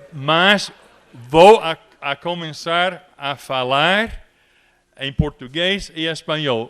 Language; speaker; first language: Portuguese; non-native, fluent; English